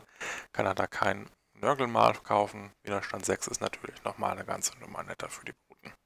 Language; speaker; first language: German; native; German